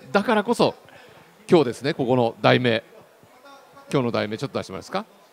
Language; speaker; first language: Japanese; native; Japanese